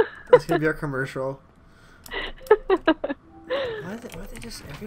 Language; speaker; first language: English; native; English